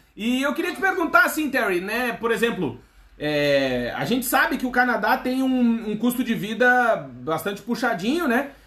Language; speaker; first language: Portuguese; native; Portuguese